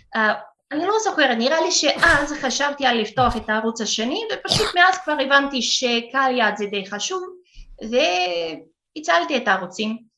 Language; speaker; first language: Hebrew; non-native, fluent; Russian